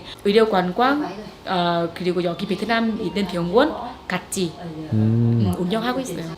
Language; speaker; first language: Korean; non-native, fluent; Vietnamese